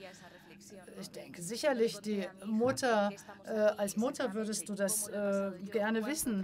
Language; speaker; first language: German; non-native, fluent; Spanish